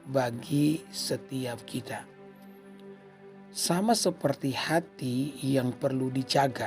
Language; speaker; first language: Indonesian; native; Indonesian